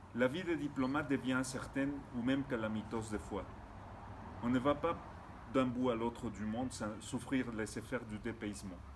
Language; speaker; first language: French; non-native, fluent; Spanish